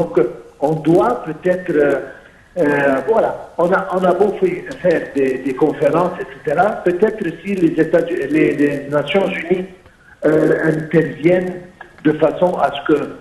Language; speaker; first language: French; non-native, fluent; Arabic